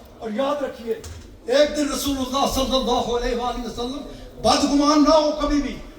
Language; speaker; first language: Urdu; native; Urdu